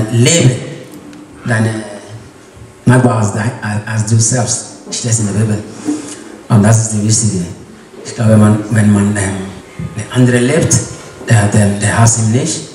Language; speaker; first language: German; non-native, learner; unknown